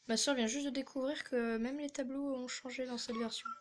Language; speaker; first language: French; native; French